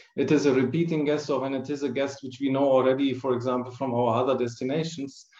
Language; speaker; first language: English; non-native, fluent; German